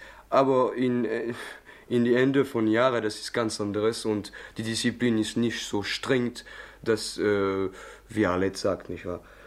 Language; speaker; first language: German; non-native, learner; French